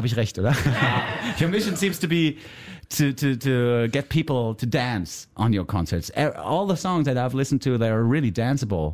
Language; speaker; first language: English; non-native, fluent; German